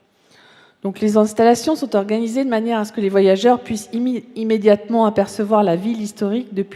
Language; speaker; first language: French; native; French